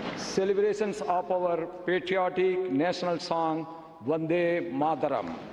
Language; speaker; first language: English; non-native, local second language; Tamil